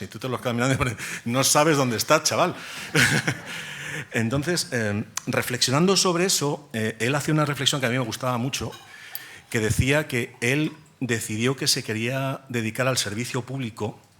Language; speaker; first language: Spanish; native; Spanish